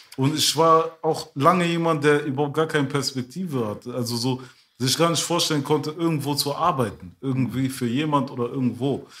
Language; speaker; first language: German; early bilingual, other home language; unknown